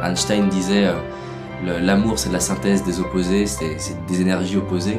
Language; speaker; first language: French; native; French